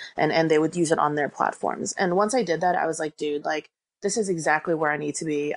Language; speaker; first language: English; early bilingual, other home language; Korean